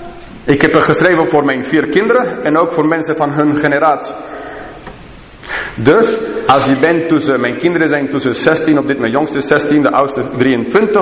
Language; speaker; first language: Dutch; non-native, fluent; English